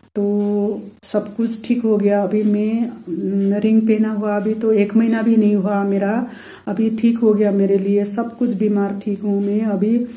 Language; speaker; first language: Hindi; non-native, local second language; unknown